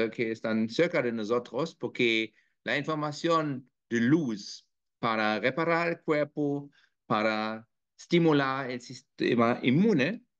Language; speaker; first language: Spanish; non-native, learner; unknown